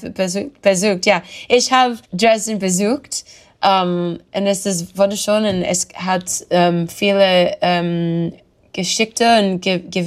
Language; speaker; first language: German; non-native, learner; English